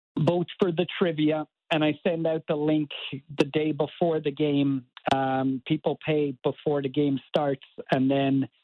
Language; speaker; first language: English; native; English